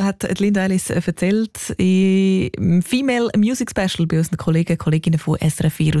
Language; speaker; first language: German; native; German